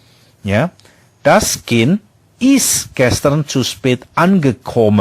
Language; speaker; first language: German; non-native, fluent; Indonesian